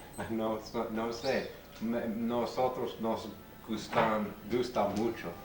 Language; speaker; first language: Spanish; non-native, learner; English